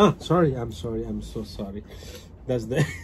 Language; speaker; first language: English; non-native, local second language; Hindi